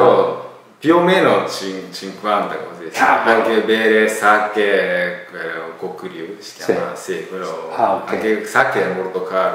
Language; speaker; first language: Italian; non-native, learner; Japanese